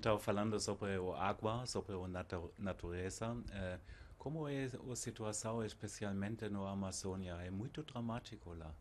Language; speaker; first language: Portuguese; non-native, fluent; German